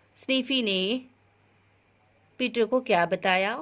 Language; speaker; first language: Hindi; native; Hindi